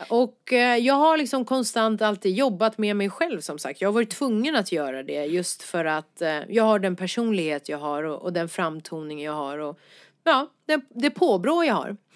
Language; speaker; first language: Swedish; early bilingual, other home language; Persian